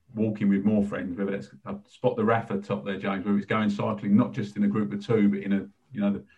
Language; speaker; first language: English; native; English